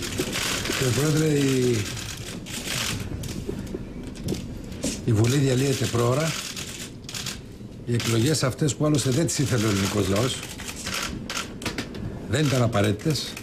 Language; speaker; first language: Greek; native; Greek